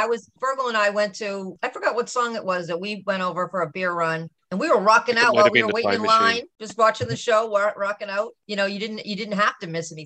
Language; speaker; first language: English; native; English